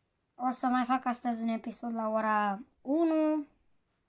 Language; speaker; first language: Romanian; native; Romanian